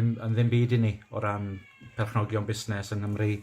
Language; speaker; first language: Welsh; native; Welsh